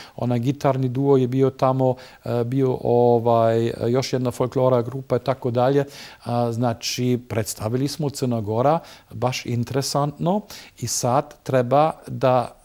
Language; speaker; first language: Bosnian; non-native, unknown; German